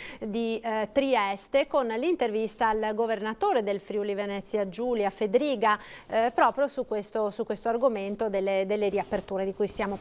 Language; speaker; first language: Italian; native; Italian